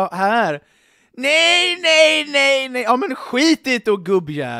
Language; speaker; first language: Swedish; native; Swedish